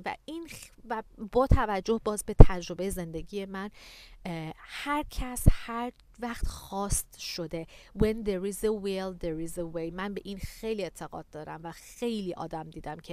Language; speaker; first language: Persian; native; Persian